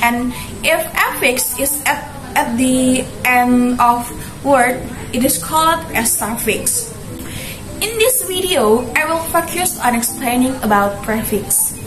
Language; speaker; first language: English; non-native, learner; Indonesian